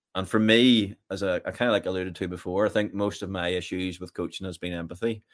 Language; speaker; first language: English; native; English